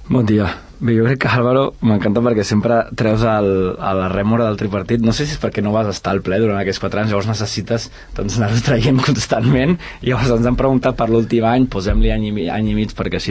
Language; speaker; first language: Catalan; native; Catalan